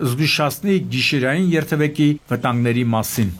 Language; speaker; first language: Armenian; native; Armenian